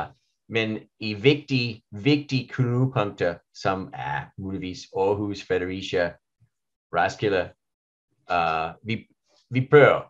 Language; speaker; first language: Danish; non-native, learner; English